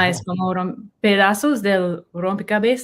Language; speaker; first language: Spanish; non-native, learner; English